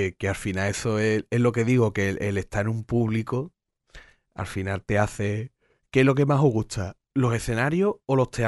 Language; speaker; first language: Spanish; native; Spanish